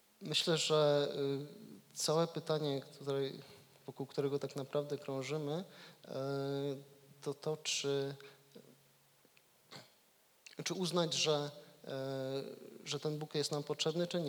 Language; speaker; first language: Polish; native; Polish